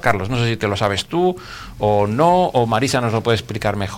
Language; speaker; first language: Spanish; native; Spanish